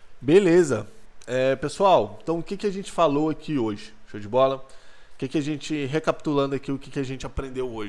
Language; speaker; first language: Portuguese; native; Portuguese